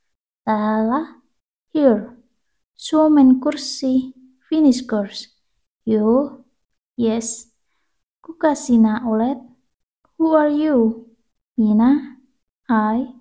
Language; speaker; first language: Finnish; non-native, learner; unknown